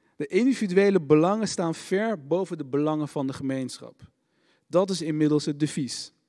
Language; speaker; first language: Dutch; native; Dutch